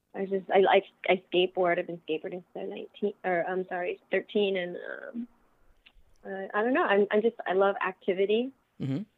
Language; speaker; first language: English; native; English